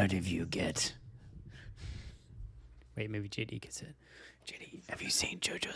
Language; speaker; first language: English; native; English